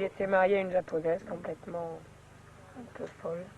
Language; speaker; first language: French; native; French